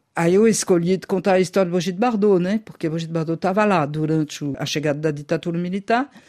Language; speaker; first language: Portuguese; non-native, fluent; French